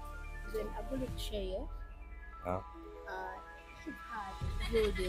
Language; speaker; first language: Arabic; non-native, learner; Ganda